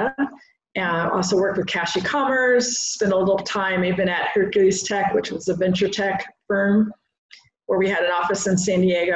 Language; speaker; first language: English; native; English